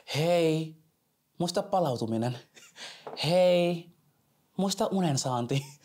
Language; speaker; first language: Finnish; native; Finnish